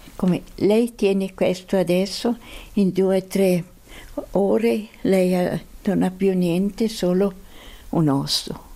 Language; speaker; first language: Italian; non-native, local second language; Swiss German